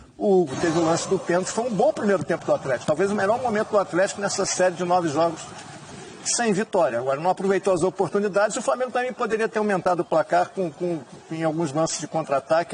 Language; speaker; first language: Portuguese; native; Portuguese